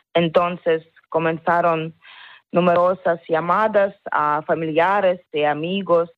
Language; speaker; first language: Spanish; non-native, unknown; Ukrainian